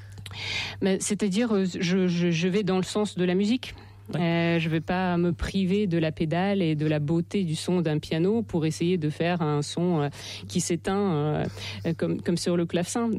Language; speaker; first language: French; non-native, fluent; Russian